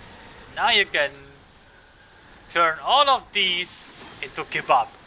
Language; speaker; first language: English; native; English